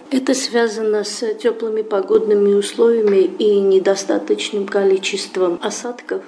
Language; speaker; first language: Russian; non-native, local second language; Armenian